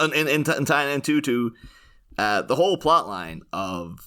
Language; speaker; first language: English; native; English